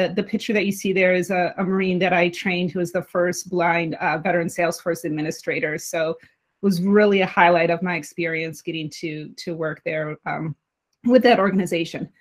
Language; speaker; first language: English; native; English